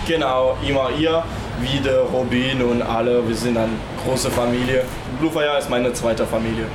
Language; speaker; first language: German; non-native, learner; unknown